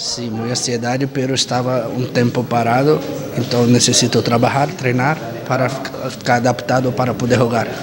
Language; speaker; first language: Spanish; non-native, learner; Portuguese